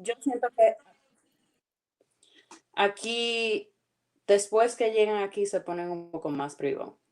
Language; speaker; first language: Spanish; early bilingual, heritage; Spanish